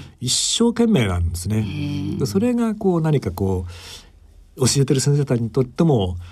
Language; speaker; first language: Japanese; native; Japanese